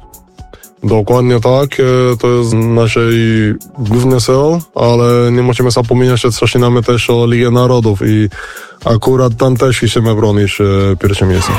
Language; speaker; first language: Polish; non-native, fluent; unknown